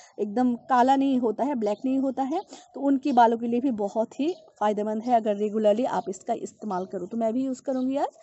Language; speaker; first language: Hindi; non-native, local second language; Bangla